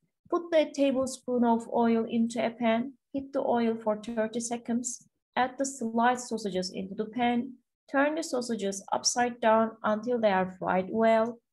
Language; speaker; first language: English; non-native, fluent; Turkish